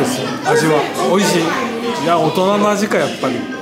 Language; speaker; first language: Japanese; native; Japanese